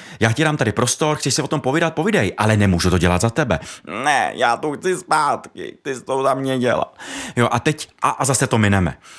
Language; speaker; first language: Czech; native; Czech